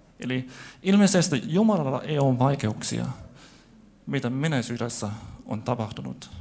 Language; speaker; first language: Finnish; non-native, fluent; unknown